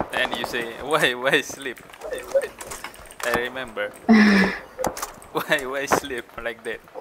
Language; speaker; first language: English; non-native, learner; Indonesian